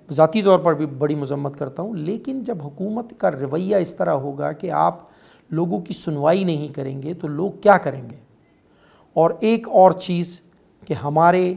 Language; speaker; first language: Urdu; non-native, local second language; Pashto